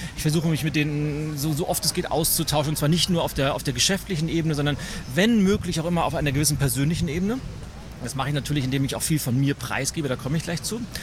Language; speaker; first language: German; native; German